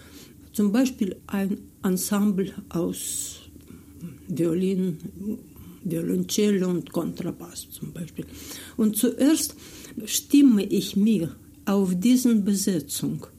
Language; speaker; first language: German; non-native, fluent; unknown